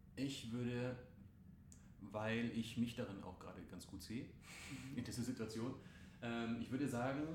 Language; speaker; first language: German; native; German